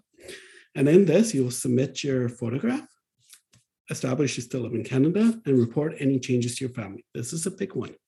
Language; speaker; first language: English; native; English